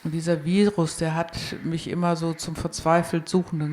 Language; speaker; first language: German; native; German